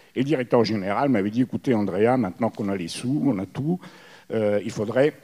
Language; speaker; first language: French; early bilingual, other home language; Italian